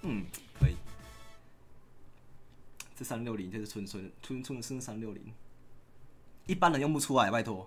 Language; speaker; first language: Chinese; native; Chinese